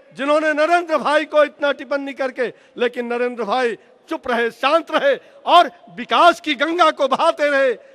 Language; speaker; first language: Hindi; native; Hindi